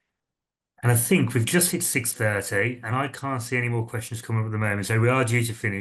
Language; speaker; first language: English; native; English